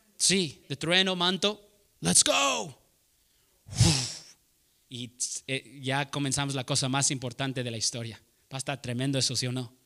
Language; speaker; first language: Spanish; early bilingual, heritage; Spanish